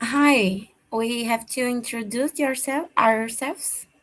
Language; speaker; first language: English; non-native, learner; Spanish